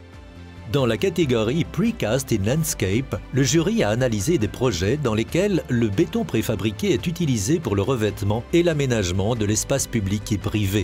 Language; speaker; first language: French; native; French